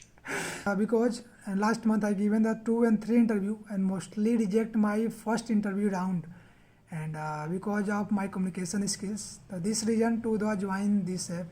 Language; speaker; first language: English; non-native, learner; Hindi